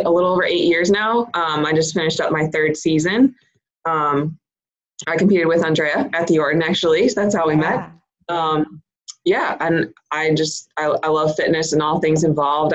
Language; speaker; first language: English; native; English